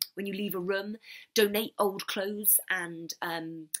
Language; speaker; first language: English; native; English